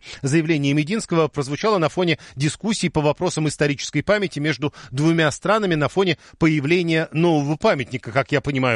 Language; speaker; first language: Russian; native; Russian